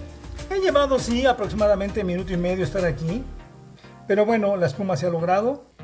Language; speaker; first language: Spanish; native; Spanish